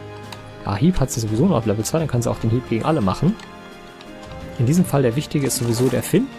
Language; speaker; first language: German; native; German